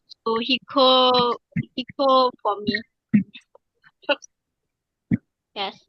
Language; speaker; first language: English; non-native, learner; Burmese